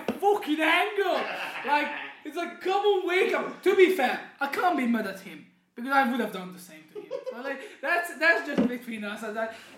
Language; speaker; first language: English; non-native, fluent; Hungarian